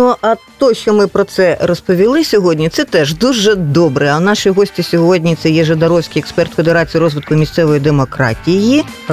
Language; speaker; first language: Ukrainian; native; Ukrainian